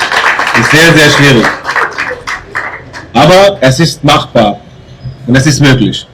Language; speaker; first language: German; non-native, fluent; Hindi